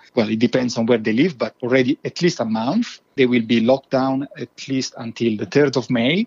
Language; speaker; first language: English; non-native, fluent; Italian